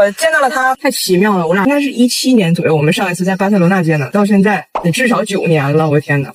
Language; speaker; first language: Chinese; native; Chinese